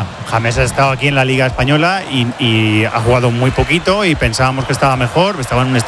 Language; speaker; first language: Spanish; native; Spanish